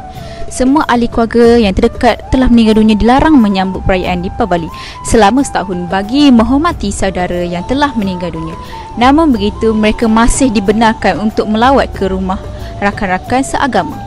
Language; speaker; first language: Malay; native; Malay